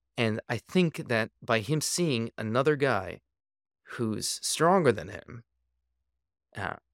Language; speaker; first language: English; native; English